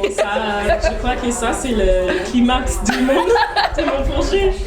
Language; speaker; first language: French; non-native, learner; English